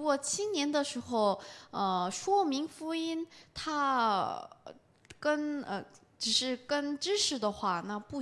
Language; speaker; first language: Chinese; non-native, fluent; Korean